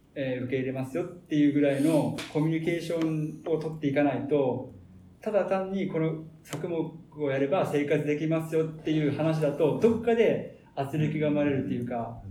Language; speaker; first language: Japanese; native; Japanese